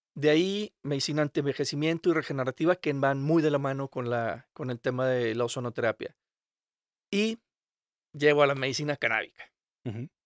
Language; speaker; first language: Spanish; native; Spanish